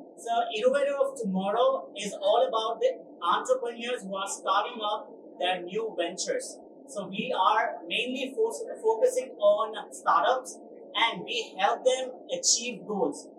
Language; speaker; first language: English; non-native, local second language; Telugu